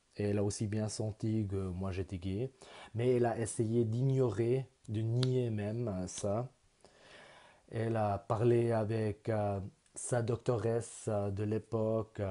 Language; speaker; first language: French; non-native, local second language; German